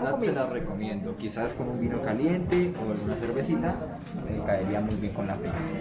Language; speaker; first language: Spanish; native; Spanish